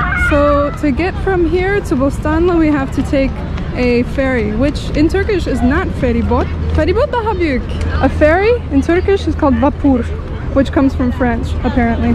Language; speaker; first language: English; native; English